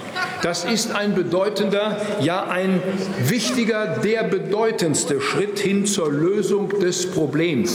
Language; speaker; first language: German; native; German